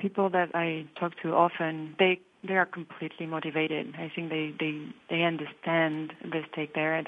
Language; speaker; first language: English; non-native, fluent; French